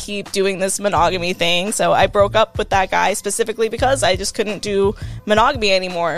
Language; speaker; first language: English; native; English